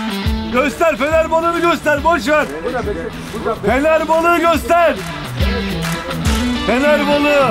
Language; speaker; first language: Turkish; native; Turkish